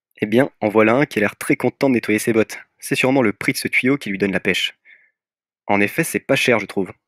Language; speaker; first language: French; native; French